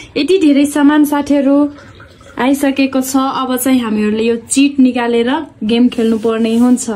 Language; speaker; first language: Nepali; non-native, local second language; Dangaura Tharu